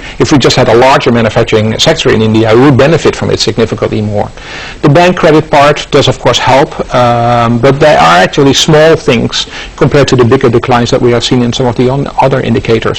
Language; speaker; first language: English; non-native, fluent; Dutch